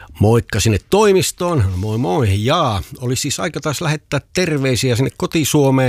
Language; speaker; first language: Finnish; native; Finnish